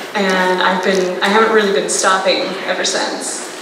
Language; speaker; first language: English; native; English